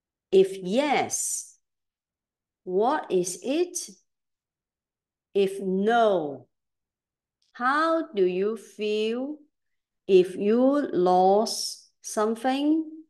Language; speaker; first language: English; non-native, local second language; Cantonese